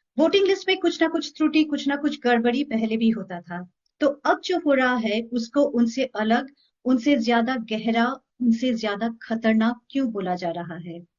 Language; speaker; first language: Hindi; non-native, local second language; Bangla